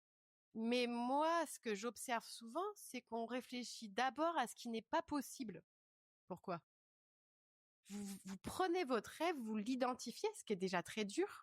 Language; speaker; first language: French; native; French